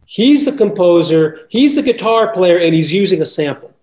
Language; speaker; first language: English; native; English